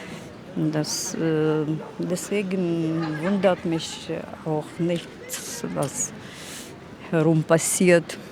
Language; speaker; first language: German; non-native, fluent; Russian